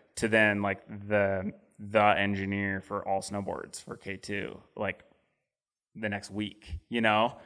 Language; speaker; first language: English; native; English